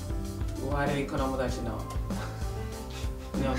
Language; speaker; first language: Japanese; non-native, fluent; English